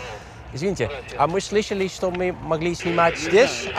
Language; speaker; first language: Russian; non-native, fluent; Dutch